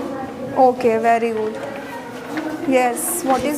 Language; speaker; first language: English; non-native, local second language; Hindi